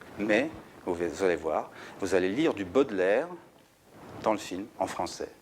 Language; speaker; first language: French; early bilingual, other home language; Serbian